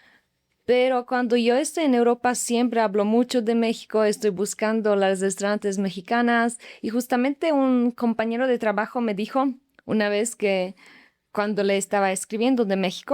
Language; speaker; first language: Spanish; non-native, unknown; Slovak